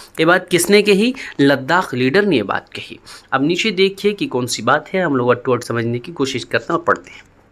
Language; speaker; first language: Urdu; native; Urdu